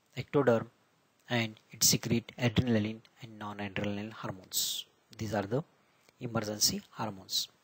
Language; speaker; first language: English; non-native, local second language; Marathi